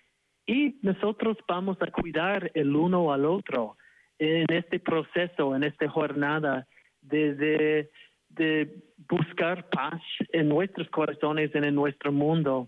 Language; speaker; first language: Spanish; non-native, fluent; English